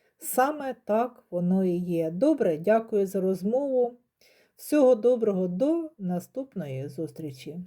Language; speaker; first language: Ukrainian; native; Ukrainian